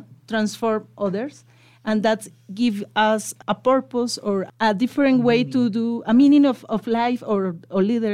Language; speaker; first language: English; non-native, local second language; Spanish